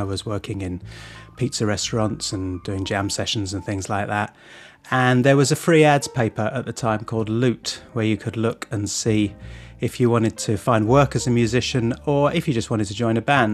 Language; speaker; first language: English; native; English